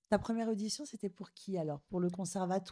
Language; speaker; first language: French; native; French